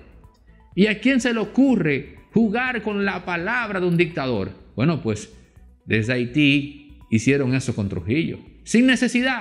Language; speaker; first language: Spanish; native; Spanish